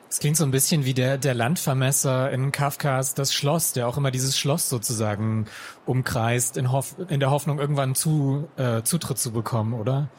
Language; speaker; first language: German; native; German